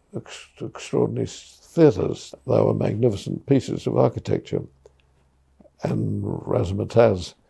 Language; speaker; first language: English; native; English